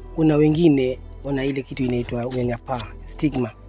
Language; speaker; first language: Swahili; native; Swahili